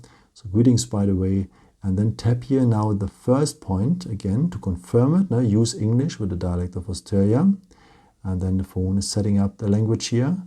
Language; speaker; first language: English; non-native, fluent; German